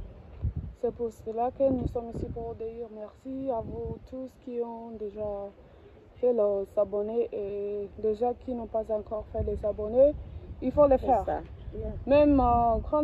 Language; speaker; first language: French; non-native, learner; Kinyarwanda